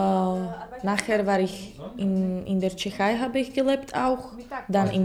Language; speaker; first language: German; non-native, learner; Slovak